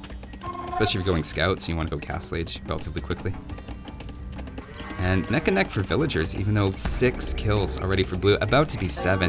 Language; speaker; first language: English; native; English